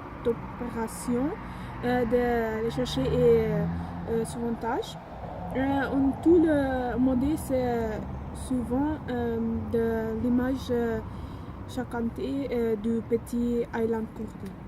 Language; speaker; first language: French; non-native, learner; Dutch